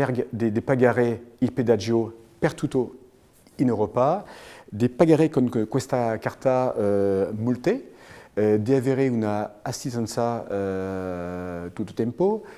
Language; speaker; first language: Italian; non-native, fluent; French